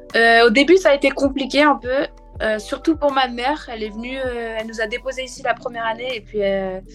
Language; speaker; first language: French; native; French